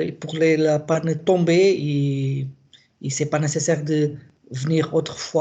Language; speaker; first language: French; non-native, learner; Portuguese